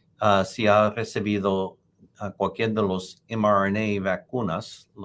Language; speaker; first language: Spanish; non-native, fluent; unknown